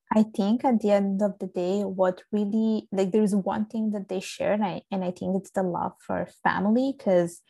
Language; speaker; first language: English; non-native, fluent; Italian